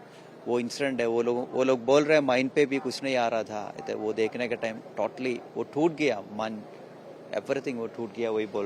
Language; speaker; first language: Hindi; non-native, local second language; Malayalam